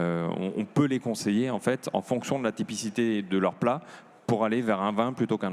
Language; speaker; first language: French; native; French